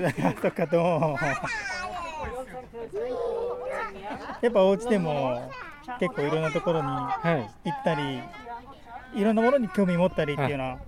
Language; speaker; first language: Japanese; native; Japanese